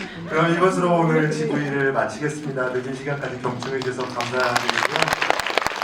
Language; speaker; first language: Korean; native; Korean